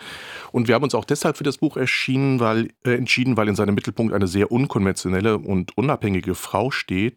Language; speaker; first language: German; native; German